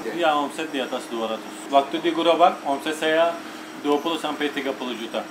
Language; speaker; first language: Indonesian; non-native, fluent; Turkish